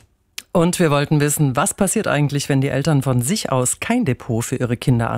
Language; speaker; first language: German; native; German